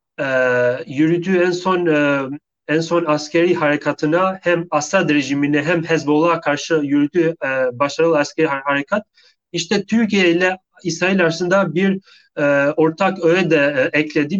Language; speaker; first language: Turkish; non-native, fluent; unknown